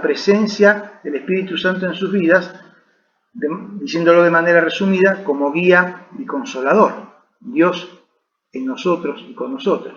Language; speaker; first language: Spanish; native; Spanish